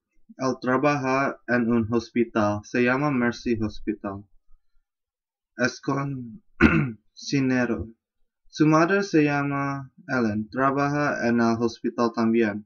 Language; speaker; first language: Spanish; non-native, learner; English